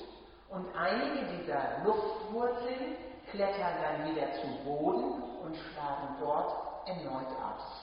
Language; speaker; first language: German; native; German